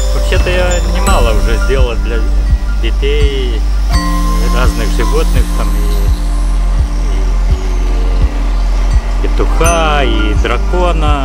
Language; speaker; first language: Russian; non-native, fluent; Lithuanian